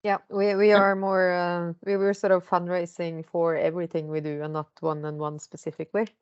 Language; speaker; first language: English; non-native, fluent; Norwegian